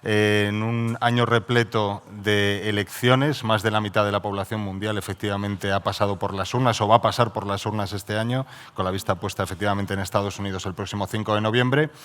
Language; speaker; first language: Spanish; native; Spanish